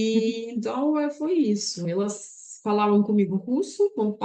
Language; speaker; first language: Portuguese; non-native, fluent; Russian